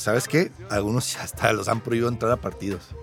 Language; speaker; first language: Spanish; native; Spanish